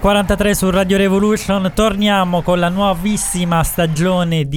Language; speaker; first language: Italian; native; Italian